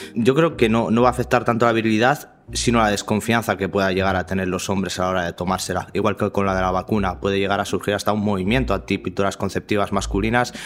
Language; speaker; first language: Spanish; native; Spanish